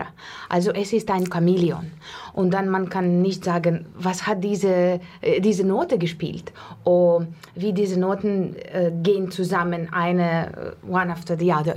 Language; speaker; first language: German; non-native, fluent; Russian